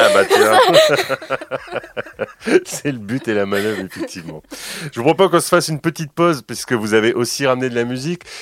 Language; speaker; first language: French; native; French